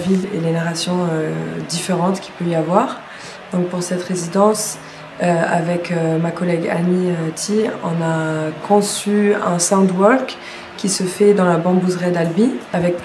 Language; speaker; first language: French; non-native, fluent; German